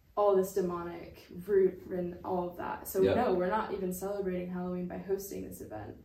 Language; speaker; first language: English; native; English